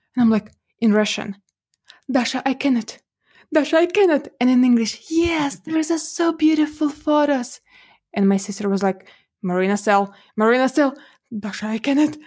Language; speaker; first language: English; non-native, fluent; Russian